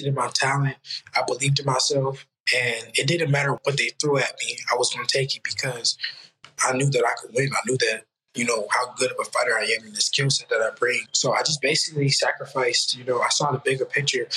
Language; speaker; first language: English; native; English